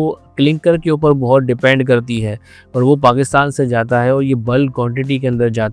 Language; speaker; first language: Hindi; native; Hindi